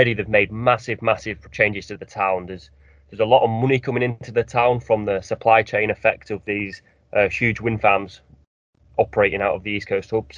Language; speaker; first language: English; native; English